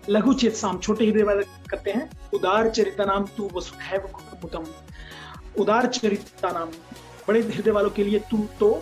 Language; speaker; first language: Hindi; native; Hindi